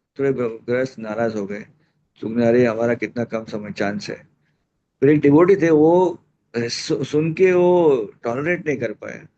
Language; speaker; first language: Hindi; non-native, local second language; Marathi